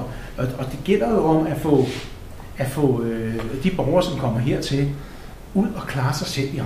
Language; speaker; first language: Danish; native; Danish